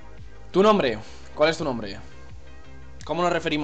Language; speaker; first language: Spanish; native; Spanish